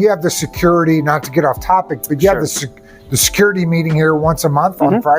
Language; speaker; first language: English; native; English